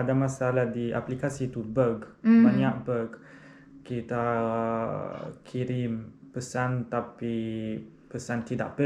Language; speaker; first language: Indonesian; non-native, learner; Arabic